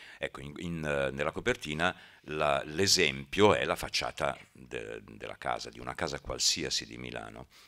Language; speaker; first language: Italian; native; Italian